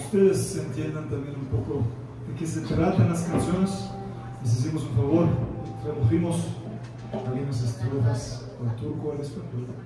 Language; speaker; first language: Spanish; non-native, fluent; German